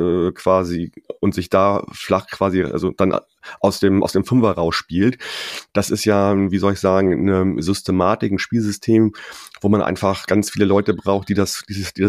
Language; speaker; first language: German; native; German